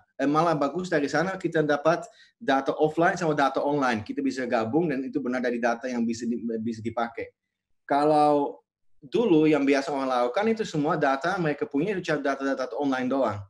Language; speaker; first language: Indonesian; non-native, fluent; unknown